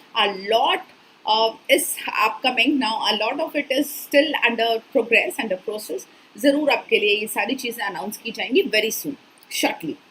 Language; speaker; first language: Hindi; native; Hindi